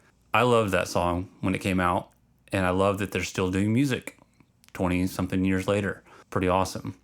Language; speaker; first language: English; native; English